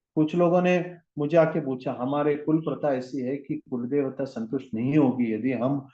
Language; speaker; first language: Hindi; non-native, local second language; Kannada